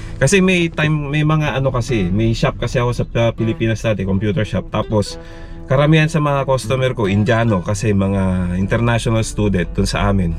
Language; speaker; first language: Filipino; native; Filipino